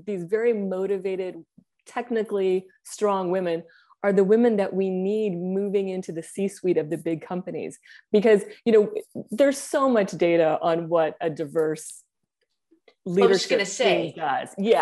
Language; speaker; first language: English; native; English